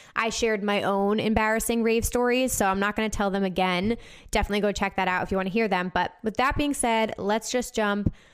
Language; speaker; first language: English; native; English